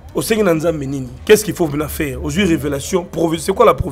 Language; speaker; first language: French; non-native, local second language; Lingala